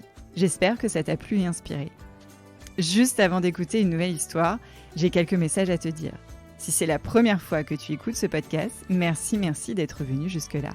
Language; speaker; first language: French; native; French